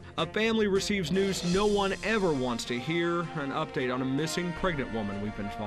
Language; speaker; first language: English; native; English